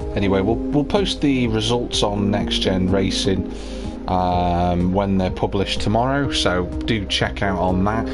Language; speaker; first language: English; native; English